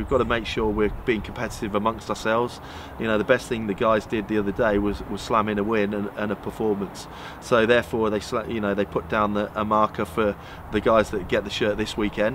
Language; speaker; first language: English; native; English